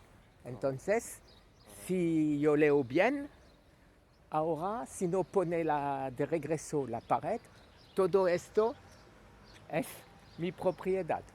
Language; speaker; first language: Spanish; non-native, learner; French